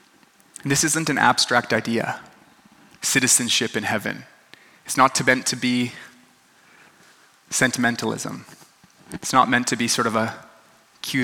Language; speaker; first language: English; native; English